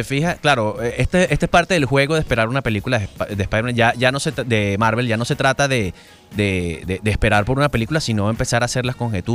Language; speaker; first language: Spanish; native; Spanish